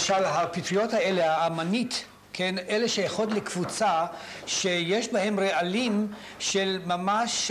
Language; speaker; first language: Hebrew; native; Hebrew